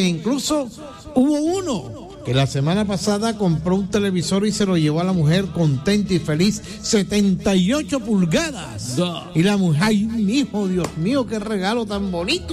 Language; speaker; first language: Spanish; native; Spanish